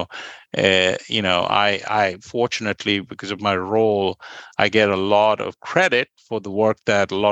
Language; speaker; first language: English; non-native, local second language; Bangla